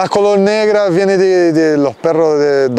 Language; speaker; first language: Spanish; non-native, learner; Portuguese